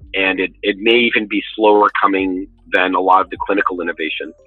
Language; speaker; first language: English; native; English